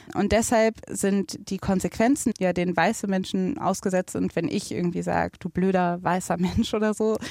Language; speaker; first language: German; native; German